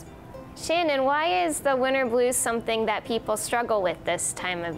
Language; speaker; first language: English; native; English